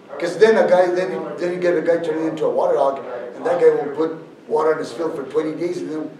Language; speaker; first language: English; native; English